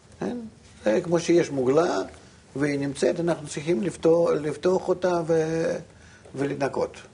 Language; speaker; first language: Hebrew; non-native, fluent; Russian